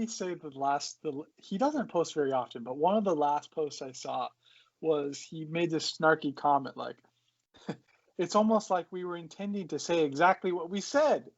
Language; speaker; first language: English; native; English